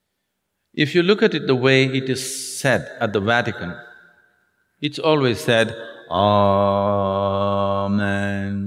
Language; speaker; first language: English; non-native, local second language; Tamil